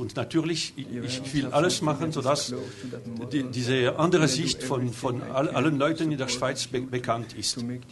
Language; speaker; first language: German; non-native, local second language; French